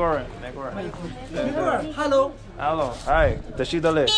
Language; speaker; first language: Chinese; non-native, fluent; English